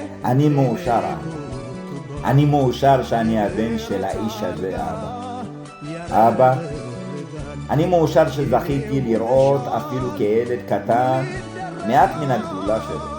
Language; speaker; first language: Hebrew; early bilingual, other home language; Amharic